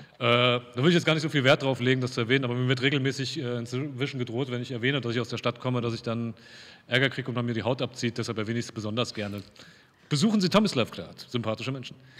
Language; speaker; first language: German; native; German